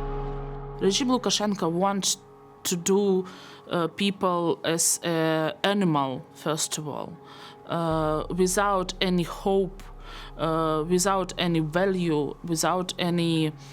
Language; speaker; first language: English; non-native, learner; Belarusian